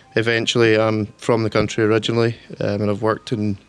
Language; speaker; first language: English; native; English